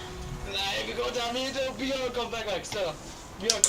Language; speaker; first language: Swedish; native; Swedish